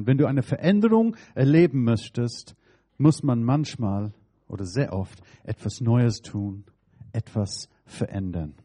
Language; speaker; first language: German; non-native, fluent; English